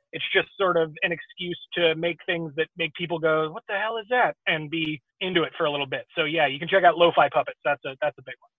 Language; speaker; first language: English; native; English